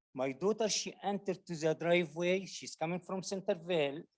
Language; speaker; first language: English; non-native, learner; Arabic